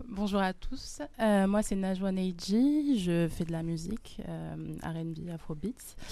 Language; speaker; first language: French; early bilingual, other home language; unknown